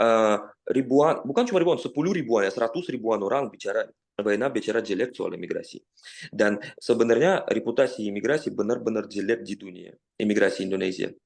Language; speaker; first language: Indonesian; non-native, fluent; Russian